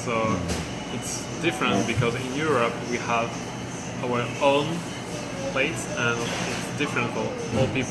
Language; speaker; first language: English; non-native, learner; French